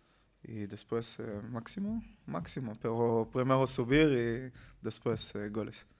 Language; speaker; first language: Spanish; non-native, learner; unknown